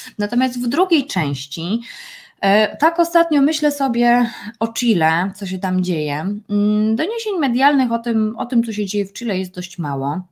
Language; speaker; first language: Polish; native; Polish